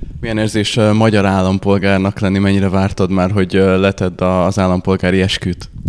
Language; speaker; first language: Hungarian; native; Hungarian